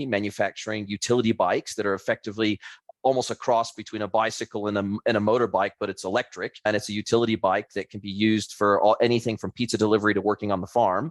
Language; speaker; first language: English; native; English